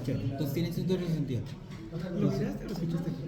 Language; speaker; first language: Spanish; native; Spanish